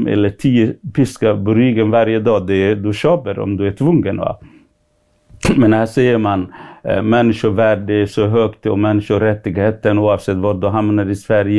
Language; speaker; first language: Swedish; non-native, fluent; Somali